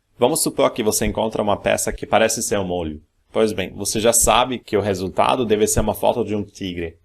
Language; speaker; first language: Portuguese; non-native, fluent; German